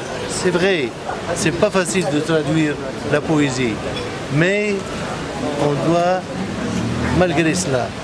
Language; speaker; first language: French; non-native, local second language; Arabic